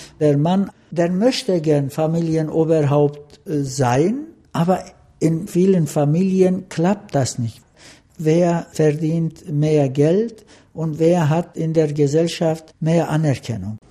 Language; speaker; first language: German; non-native, fluent; Turkish